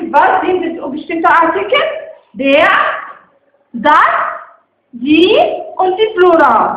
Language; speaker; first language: German; non-native, fluent; Arabic